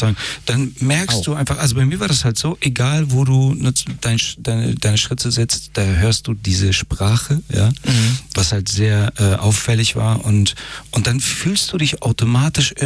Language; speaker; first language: German; early bilingual, other home language; Persian